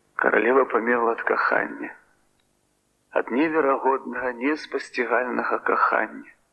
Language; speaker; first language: Belarusian; native; Belarusian